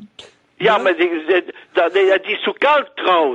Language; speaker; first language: German; non-native, learner; French